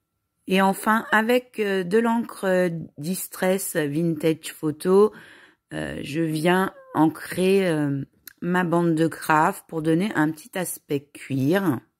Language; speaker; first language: French; native; French